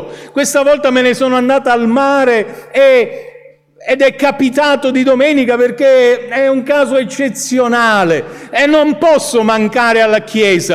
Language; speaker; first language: Italian; native; Italian